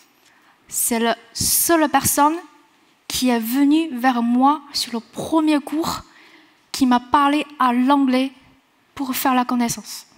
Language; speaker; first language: French; non-native, fluent; Chinese